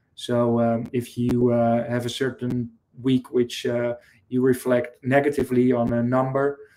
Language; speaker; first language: English; non-native, fluent; Dutch